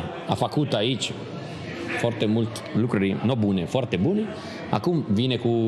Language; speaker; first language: Romanian; non-native, learner; Italian